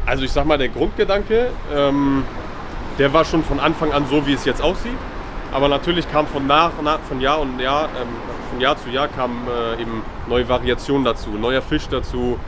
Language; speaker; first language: German; native; German